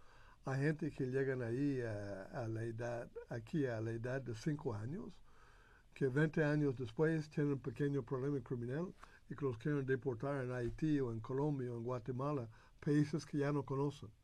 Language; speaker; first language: Spanish; non-native, fluent; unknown